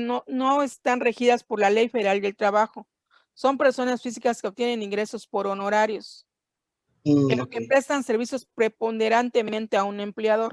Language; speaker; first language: Spanish; native; Spanish